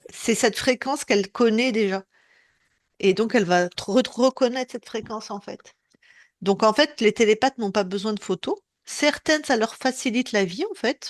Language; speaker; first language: French; native; French